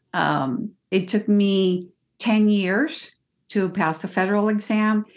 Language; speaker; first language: English; early bilingual, other home language; Spanish